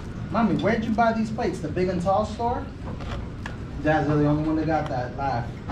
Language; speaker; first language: English; early bilingual, other home language; Spanish